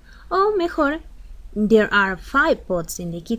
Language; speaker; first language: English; non-native, learner; Spanish